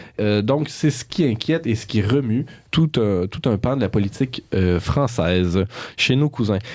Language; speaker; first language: French; native; French